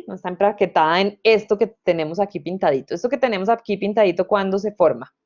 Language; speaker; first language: Spanish; native; Spanish